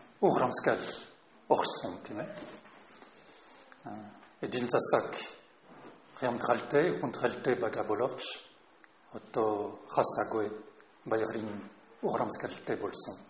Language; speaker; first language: Mongolian; non-native, fluent; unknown